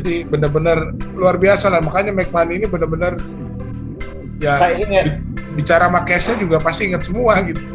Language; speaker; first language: Indonesian; native; Indonesian